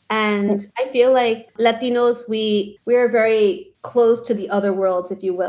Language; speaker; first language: English; early bilingual, other home language; Spanish